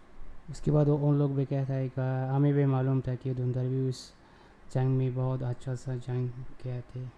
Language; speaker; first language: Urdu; non-native, local second language; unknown